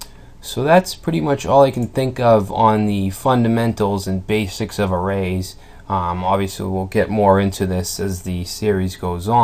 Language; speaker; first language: English; native; English